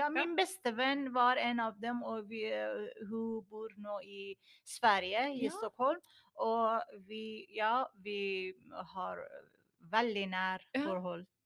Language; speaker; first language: Norwegian; non-native, learner; Persian